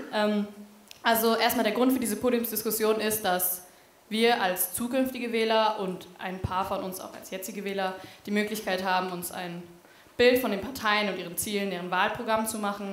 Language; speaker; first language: German; native; German